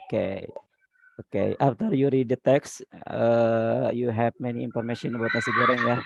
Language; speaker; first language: English; non-native, learner; Indonesian